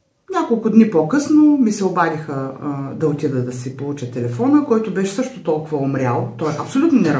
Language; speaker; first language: Bulgarian; native; Bulgarian